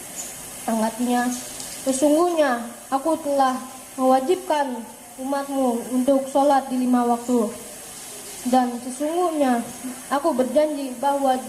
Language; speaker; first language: Indonesian; native; Indonesian